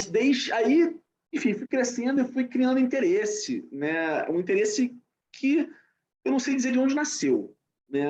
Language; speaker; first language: Portuguese; native; Portuguese